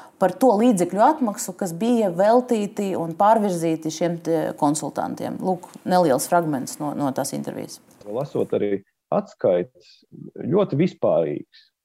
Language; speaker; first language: Latvian; non-native, local second language; Russian